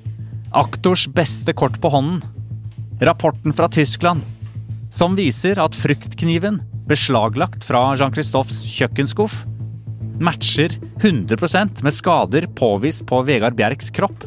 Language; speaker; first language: Norwegian; native; Norwegian